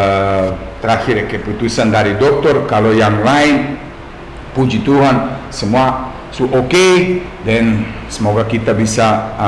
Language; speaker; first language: Indonesian; non-native, fluent; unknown